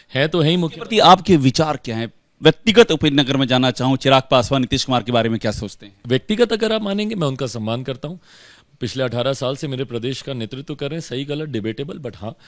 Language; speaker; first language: Hindi; native; Hindi